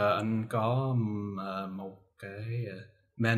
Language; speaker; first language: Vietnamese; non-native, learner; English